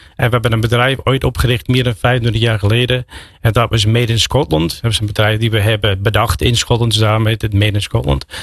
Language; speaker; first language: Dutch; non-native, fluent; English